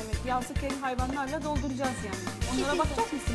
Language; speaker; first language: Turkish; native; Turkish